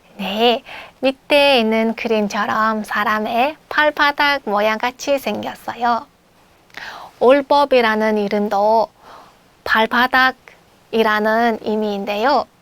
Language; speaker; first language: Korean; non-native, fluent; Mongolian